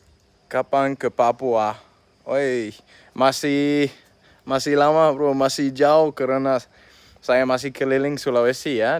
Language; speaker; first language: Indonesian; non-native, fluent; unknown